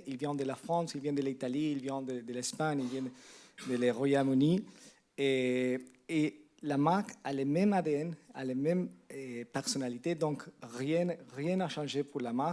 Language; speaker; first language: French; non-native, learner; Spanish